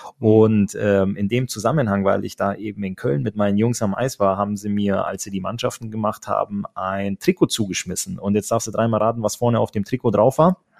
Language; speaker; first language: German; native; German